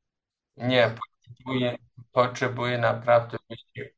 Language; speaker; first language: Polish; non-native, learner; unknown